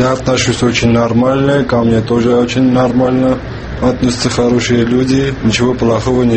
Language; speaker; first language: Russian; non-native, learner; Armenian